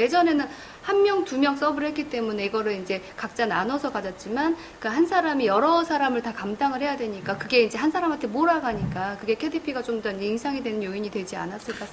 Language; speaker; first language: Korean; native; Korean